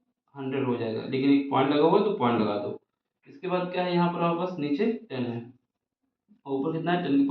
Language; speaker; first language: Hindi; native; Hindi